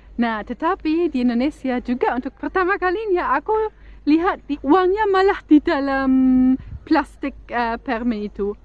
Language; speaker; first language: Indonesian; non-native, fluent; German